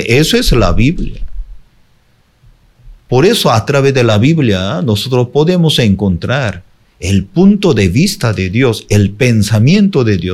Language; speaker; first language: Spanish; non-native, fluent; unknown